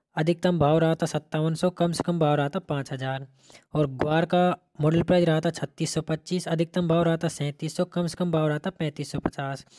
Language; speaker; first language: Hindi; native; Hindi